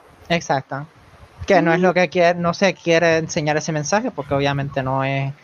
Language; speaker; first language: Spanish; native; Spanish